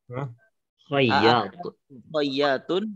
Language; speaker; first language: Arabic; non-native, learner; Indonesian